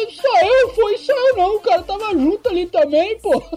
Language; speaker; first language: Portuguese; native; Portuguese